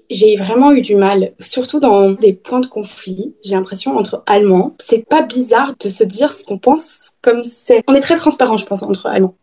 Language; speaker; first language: French; early bilingual, heritage; French